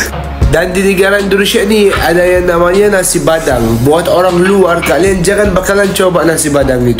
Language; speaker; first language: Indonesian; non-native, fluent; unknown